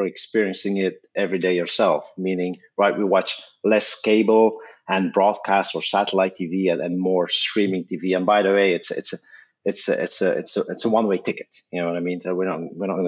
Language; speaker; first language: English; non-native, fluent; Dutch